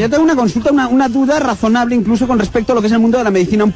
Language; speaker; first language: Spanish; native; Spanish